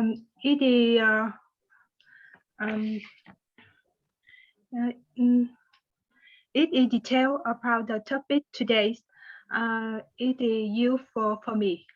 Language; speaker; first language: English; non-native, learner; Vietnamese